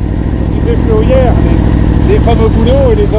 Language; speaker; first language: French; native; French